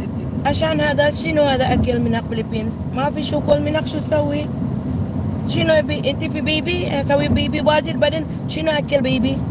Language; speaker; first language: Arabic; non-native, learner; Hiligaynon